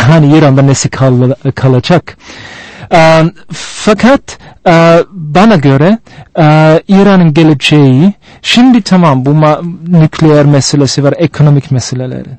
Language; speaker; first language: Turkish; non-native, fluent; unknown